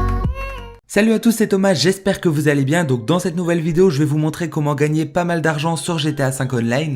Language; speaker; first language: French; native; French